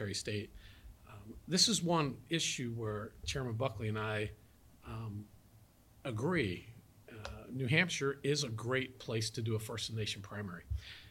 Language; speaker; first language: English; native; English